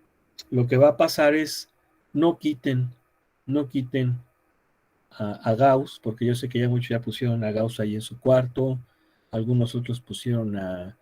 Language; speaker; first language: Spanish; native; Spanish